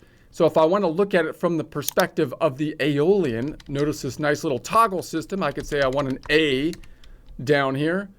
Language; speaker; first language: English; native; English